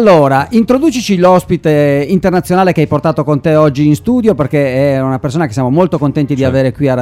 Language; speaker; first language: Italian; native; Italian